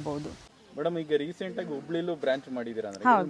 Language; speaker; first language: Kannada; native; Kannada